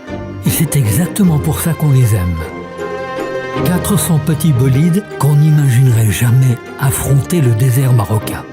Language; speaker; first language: French; native; French